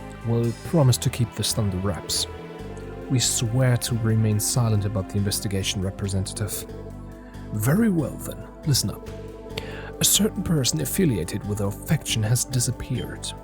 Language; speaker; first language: English; non-native, fluent; German